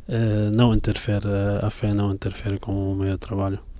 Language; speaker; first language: Portuguese; non-native, fluent; Arabic